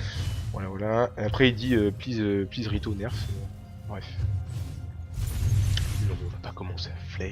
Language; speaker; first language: French; native; French